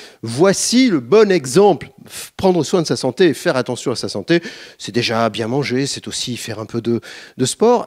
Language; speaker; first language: French; native; French